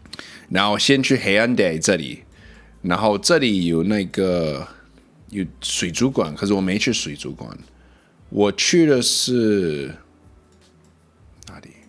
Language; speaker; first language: Chinese; early bilingual, heritage; English